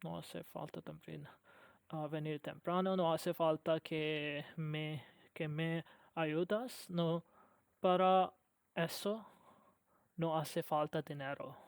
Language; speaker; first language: Spanish; non-native, learner; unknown